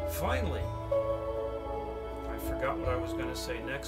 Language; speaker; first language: English; native; English